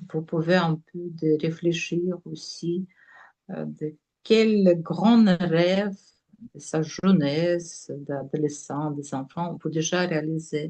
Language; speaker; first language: French; non-native, learner; Russian